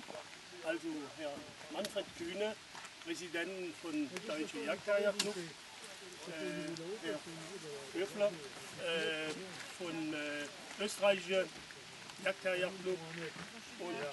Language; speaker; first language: German; non-native, fluent; French